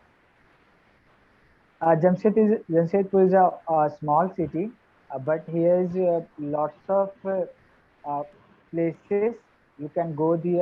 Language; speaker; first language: English; non-native, learner; Hindi